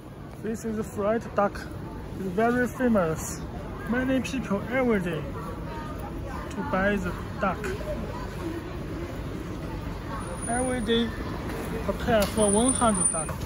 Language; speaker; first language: English; non-native, learner; Chinese